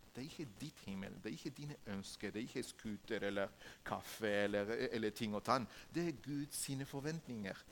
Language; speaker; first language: Norwegian; non-native, learner; Spanish